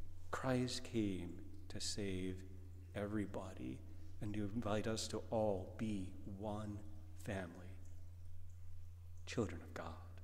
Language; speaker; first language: English; native; English